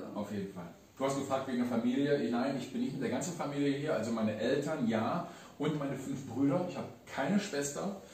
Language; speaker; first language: German; early bilingual, other home language; Riffian